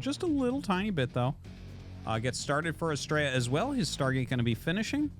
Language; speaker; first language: English; native; English